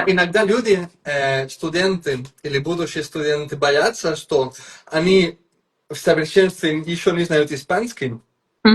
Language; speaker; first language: Russian; non-native, fluent; Catalan